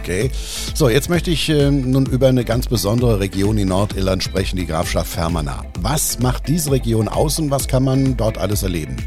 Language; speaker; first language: German; native; German